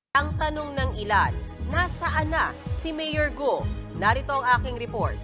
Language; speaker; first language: Filipino; native; Filipino